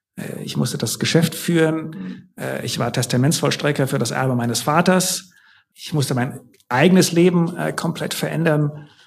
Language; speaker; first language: German; native; German